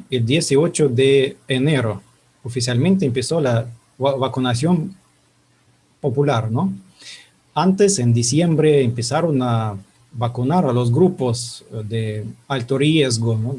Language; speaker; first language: Spanish; non-native, fluent; Russian